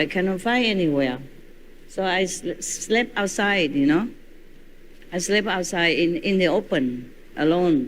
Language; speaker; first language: English; non-native, fluent; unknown